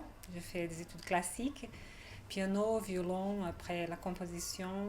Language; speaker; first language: French; non-native, fluent; Portuguese